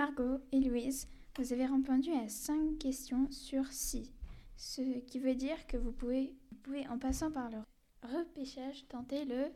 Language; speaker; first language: French; native; French